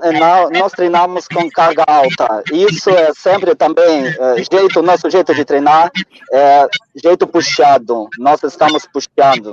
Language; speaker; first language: Portuguese; non-native, fluent; Russian